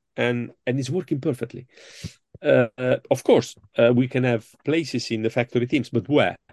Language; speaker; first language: English; non-native, fluent; Italian